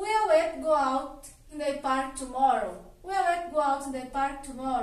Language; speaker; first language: English; non-native, learner; Portuguese